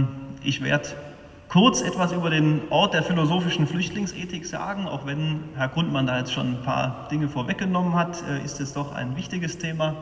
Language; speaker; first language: German; native; German